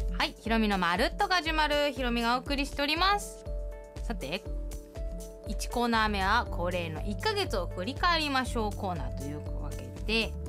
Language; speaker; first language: Japanese; early bilingual, heritage; Japanese